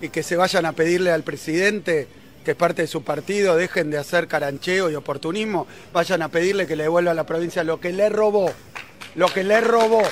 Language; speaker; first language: Spanish; native; Spanish